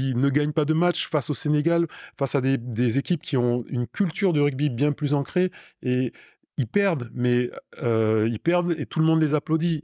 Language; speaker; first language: French; native; French